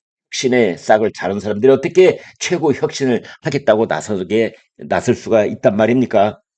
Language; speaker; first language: Korean; native; Korean